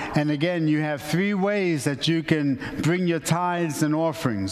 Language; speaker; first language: English; native; English